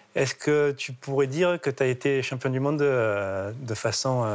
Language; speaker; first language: French; native; French